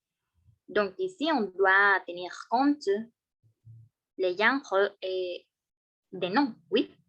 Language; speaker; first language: French; non-native, learner; Spanish